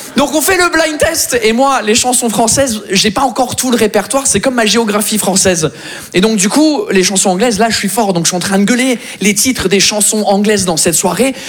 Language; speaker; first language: French; non-native, fluent; English